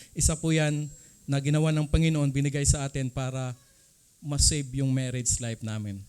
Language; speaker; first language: Filipino; non-native, local second language; Cebuano